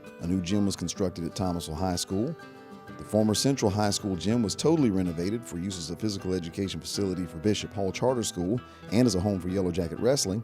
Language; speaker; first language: English; native; English